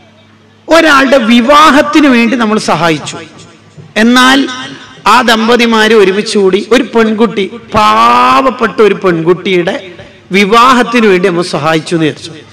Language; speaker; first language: Malayalam; native; Malayalam